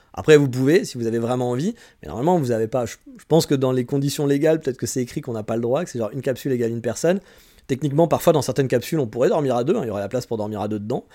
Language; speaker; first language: French; native; French